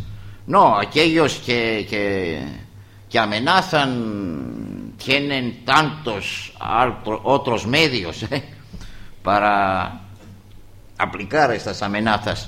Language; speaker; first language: Spanish; non-native, learner; Greek